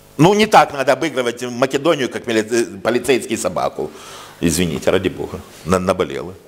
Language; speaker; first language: Russian; native; Russian